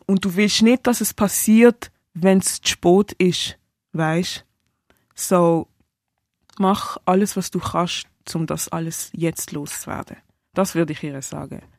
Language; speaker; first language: German; native; German